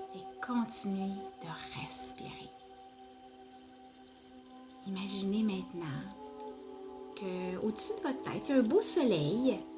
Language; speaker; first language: French; native; French